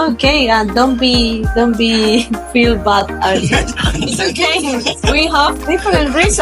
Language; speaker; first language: English; non-native, learner; Spanish